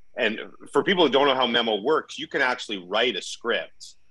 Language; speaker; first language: English; native; English